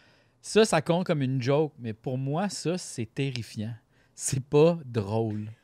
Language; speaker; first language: French; native; French